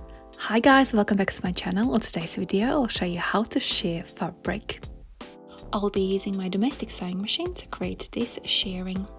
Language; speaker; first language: English; non-native, fluent; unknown